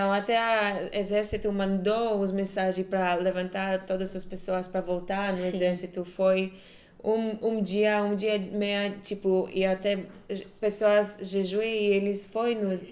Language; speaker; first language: Portuguese; non-native, fluent; Hebrew